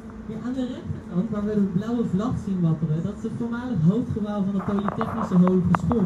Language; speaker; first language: Dutch; native; Dutch